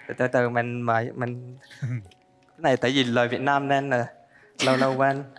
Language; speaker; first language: Vietnamese; early bilingual, heritage; Vietnamese